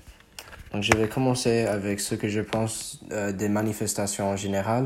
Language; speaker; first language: French; non-native, fluent; English